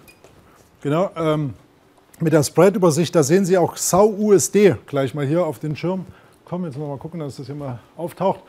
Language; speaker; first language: German; native; German